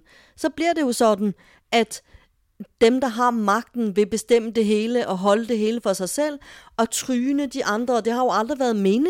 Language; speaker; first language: Danish; native; Danish